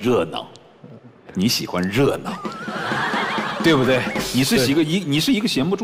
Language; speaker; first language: Chinese; native; Chinese